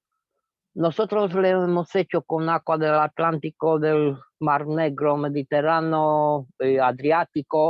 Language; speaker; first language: Spanish; non-native, fluent; Romanian